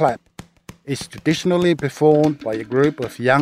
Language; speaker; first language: English; non-native, fluent; Samoan